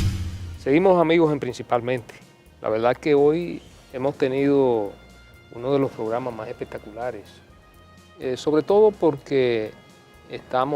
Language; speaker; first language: Spanish; native; Spanish